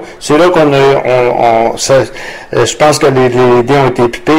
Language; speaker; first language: French; native; French